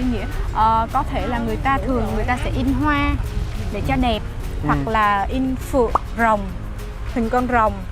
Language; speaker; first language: Vietnamese; native; Vietnamese